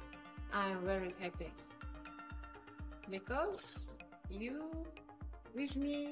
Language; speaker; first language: English; non-native, learner; Russian